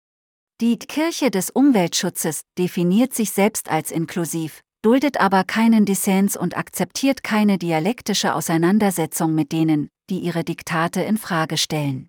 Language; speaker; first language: German; native; German